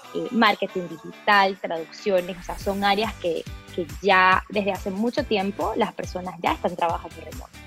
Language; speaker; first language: Spanish; early bilingual, other home language; Portuguese